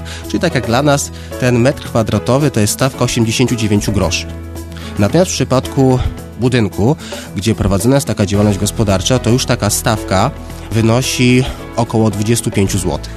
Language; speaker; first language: Polish; native; Polish